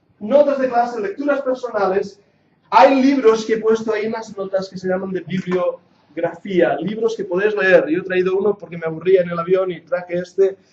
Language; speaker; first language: Spanish; non-native, fluent; English